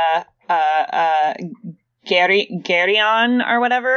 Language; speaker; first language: English; native; English